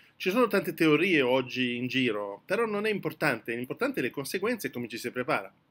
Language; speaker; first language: Italian; early bilingual, heritage; French